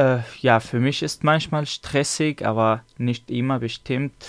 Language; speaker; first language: German; non-native, learner; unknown